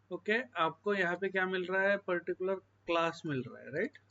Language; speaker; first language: Hindi; non-native, local second language; Marathi